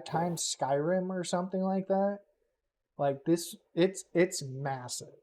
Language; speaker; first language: English; native; English